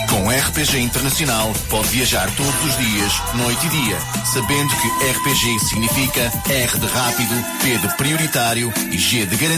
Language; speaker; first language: Portuguese; native; Portuguese